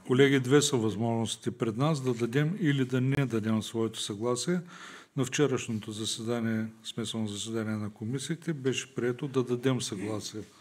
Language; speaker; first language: Bulgarian; native; Bulgarian